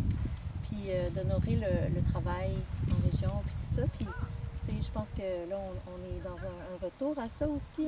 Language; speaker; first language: French; native; French